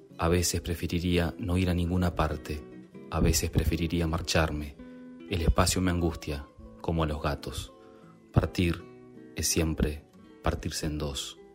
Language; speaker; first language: Spanish; native; Spanish